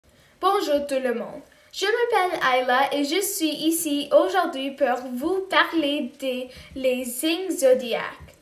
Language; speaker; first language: French; non-native, learner; English